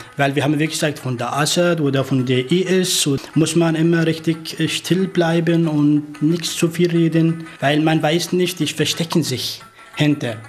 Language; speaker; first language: German; non-native, fluent; Arabic